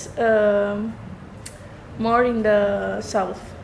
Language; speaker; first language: English; non-native, learner; Spanish